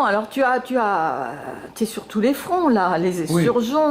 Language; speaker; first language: French; native; French